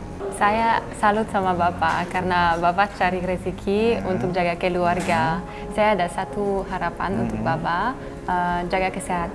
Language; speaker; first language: Indonesian; non-native, learner; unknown